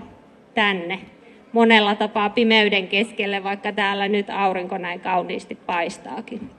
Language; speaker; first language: Finnish; native; Finnish